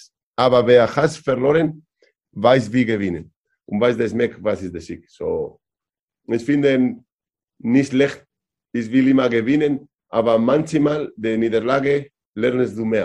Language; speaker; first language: German; non-native, learner; Spanish